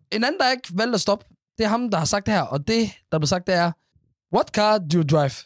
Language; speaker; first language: Danish; early bilingual, other home language; Somali